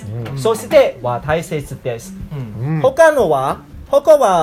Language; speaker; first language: Japanese; non-native, learner; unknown